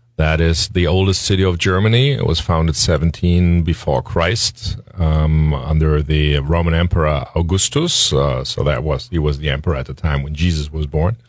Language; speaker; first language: English; non-native, fluent; German